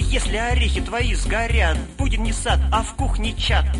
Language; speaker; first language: Russian; native; Russian